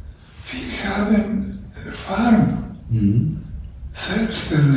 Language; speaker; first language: German; non-native, learner; Croatian